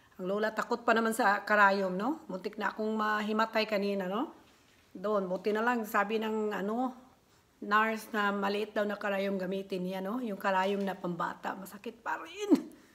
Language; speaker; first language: Filipino; non-native, local second language; Cebuano